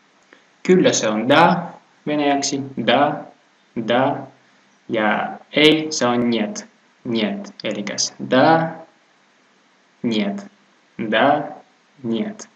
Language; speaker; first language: Finnish; non-native, fluent; Russian